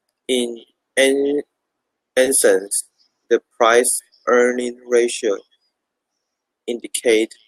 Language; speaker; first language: English; non-native, learner; Chinese